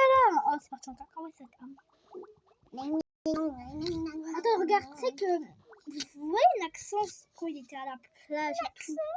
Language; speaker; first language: French; native; French